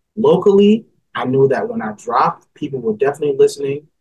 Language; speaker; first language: English; native; English